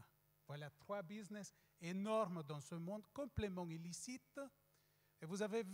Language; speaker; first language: French; non-native, fluent; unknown